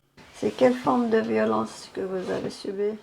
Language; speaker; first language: French; non-native, fluent; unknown